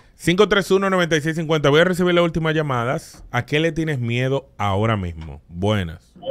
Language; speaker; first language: Spanish; native; Spanish